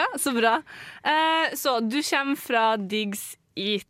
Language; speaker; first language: Norwegian; native; Norwegian